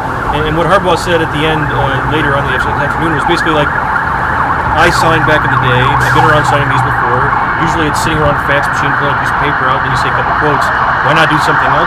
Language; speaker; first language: English; native; English